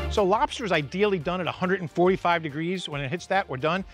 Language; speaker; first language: English; native; English